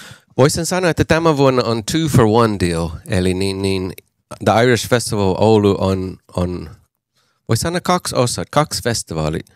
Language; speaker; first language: Finnish; non-native, learner; English